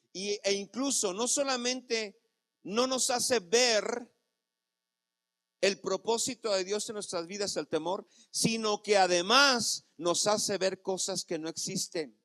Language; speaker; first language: Spanish; native; Spanish